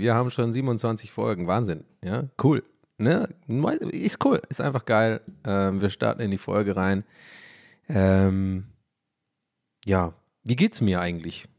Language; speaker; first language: German; native; German